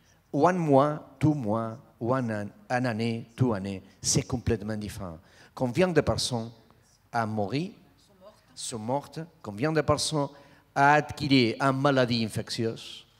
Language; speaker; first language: French; non-native, learner; Spanish